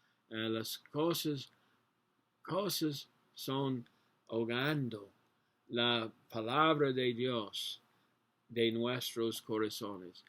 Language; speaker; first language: Spanish; non-native, learner; English